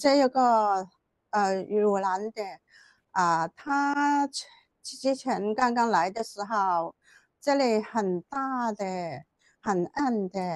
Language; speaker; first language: Chinese; non-native, local second language; Cantonese